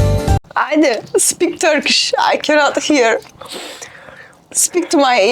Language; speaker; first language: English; non-native, fluent; Turkish